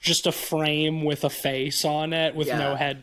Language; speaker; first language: English; native; English